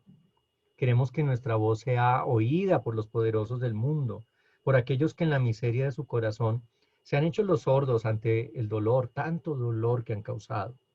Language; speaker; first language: Spanish; native; Spanish